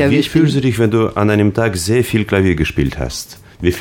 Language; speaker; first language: German; native; German